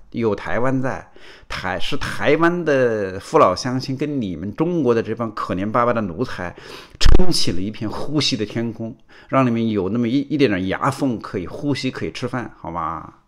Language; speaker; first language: Chinese; native; Chinese